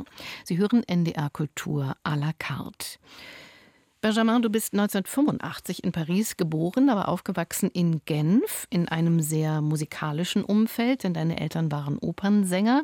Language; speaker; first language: German; native; German